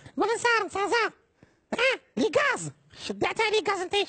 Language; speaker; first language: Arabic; native; Arabic